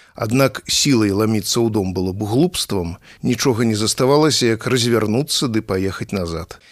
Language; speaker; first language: Belarusian; native; Belarusian